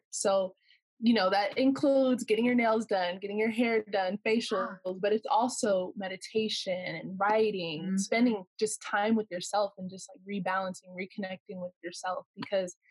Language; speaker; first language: English; native; English